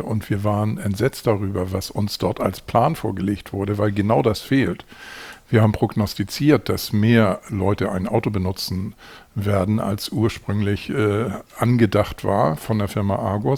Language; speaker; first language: German; native; German